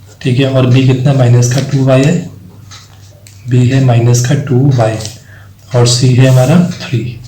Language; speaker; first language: Hindi; native; Hindi